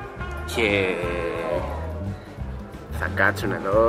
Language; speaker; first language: Greek; non-native, learner; Spanish